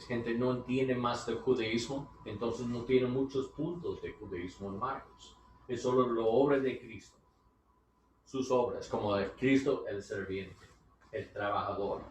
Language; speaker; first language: Spanish; non-native, learner; English